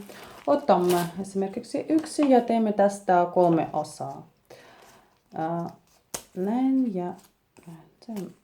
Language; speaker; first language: Finnish; non-native, learner; Russian